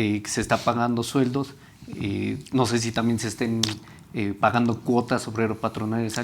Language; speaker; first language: Spanish; native; Spanish